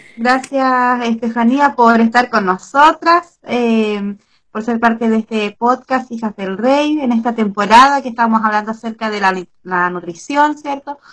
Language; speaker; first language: Spanish; native; Spanish